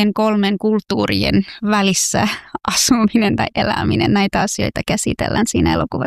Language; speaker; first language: Finnish; non-native, fluent; Persian